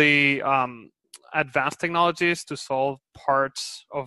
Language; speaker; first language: English; non-native, fluent; Spanish